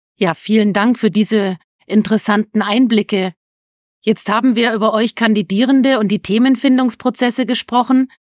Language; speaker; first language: German; native; German